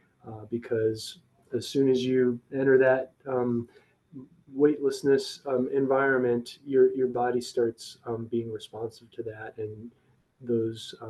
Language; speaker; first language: English; native; English